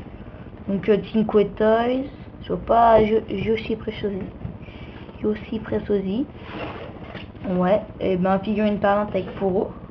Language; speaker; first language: French; native; French